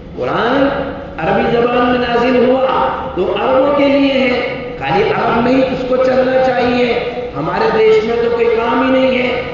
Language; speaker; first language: Urdu; native; Urdu